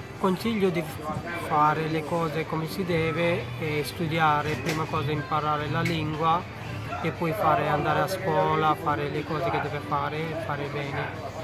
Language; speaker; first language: Italian; non-native, fluent; Bangla